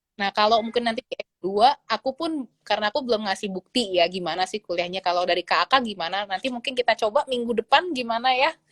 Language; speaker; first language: Indonesian; native; Indonesian